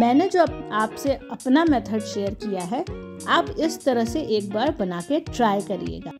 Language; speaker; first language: Hindi; native; Hindi